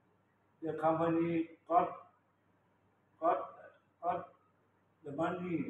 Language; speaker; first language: English; non-native, learner; Thai